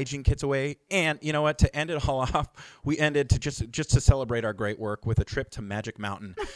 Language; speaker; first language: English; native; English